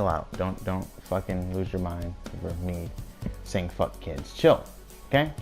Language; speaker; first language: English; native; English